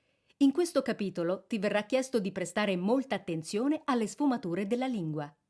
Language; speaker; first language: Italian; native; Italian